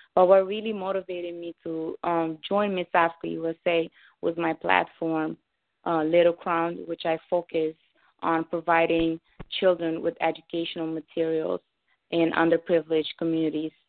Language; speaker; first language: English; early bilingual, other home language; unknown